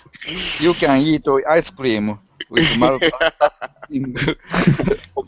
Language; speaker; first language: English; non-native, learner; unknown